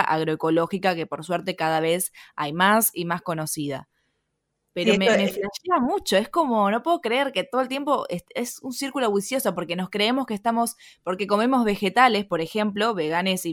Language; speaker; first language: Spanish; native; Spanish